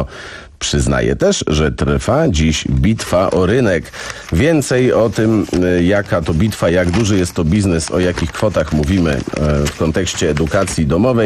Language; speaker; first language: Polish; native; Polish